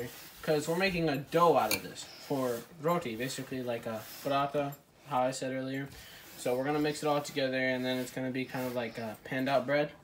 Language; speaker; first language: English; early bilingual, other home language; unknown